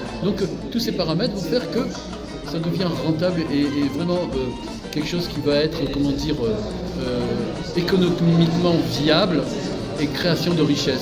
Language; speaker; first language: French; native; French